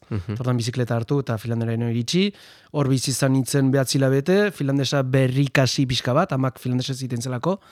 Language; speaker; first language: Basque; non-native, local second language; Spanish